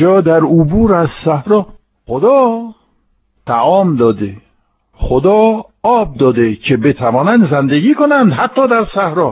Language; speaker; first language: Persian; non-native, fluent; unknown